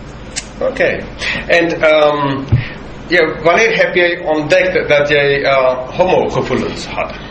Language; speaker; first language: Dutch; non-native, fluent; English